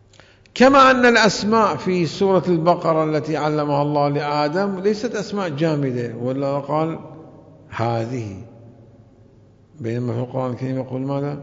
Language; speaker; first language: Arabic; native; Arabic